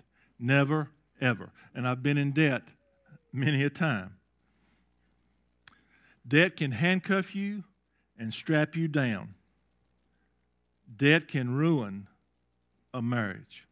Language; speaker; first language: English; native; English